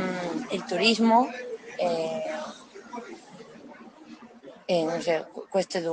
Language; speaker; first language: Italian; non-native, learner; Spanish